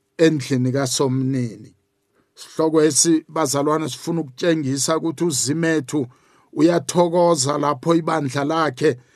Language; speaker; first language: Zulu; non-native, local second language; South Ndebele